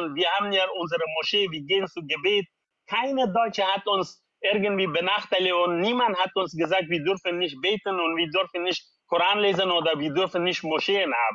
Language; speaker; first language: German; non-native, fluent; Persian